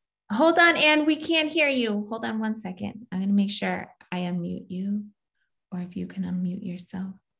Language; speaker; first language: English; native; English